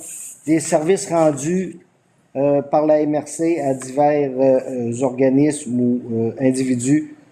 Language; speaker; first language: French; native; French